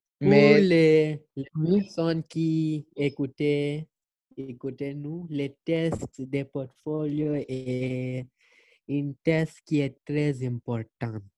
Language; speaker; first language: French; non-native, learner; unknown